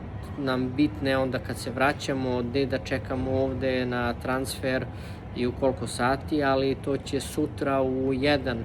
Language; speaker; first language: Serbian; early bilingual, heritage; Serbian